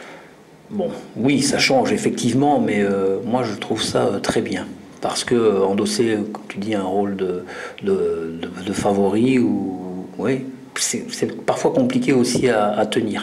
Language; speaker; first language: French; native; French